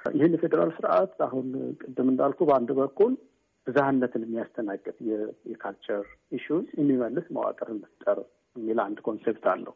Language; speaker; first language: Amharic; native; Amharic